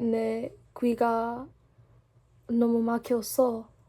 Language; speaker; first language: Korean; non-native, learner; English